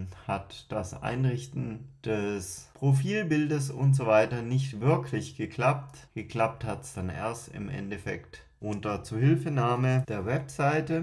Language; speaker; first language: German; native; German